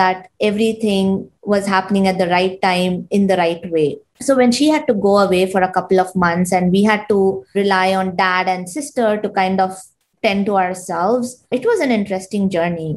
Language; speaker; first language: English; non-native, local second language; Kannada